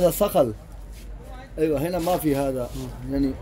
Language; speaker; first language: Arabic; non-native, learner; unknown